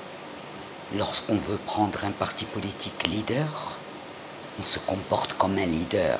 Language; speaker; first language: French; non-native, local second language; Arabic